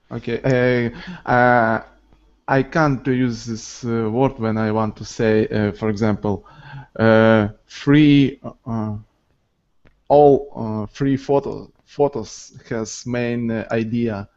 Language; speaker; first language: English; non-native, learner; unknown